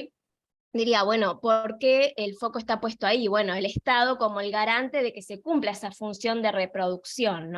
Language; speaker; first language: Spanish; native; Spanish